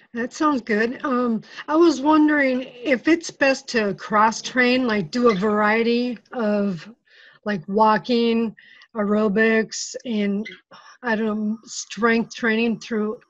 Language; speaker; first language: English; native; English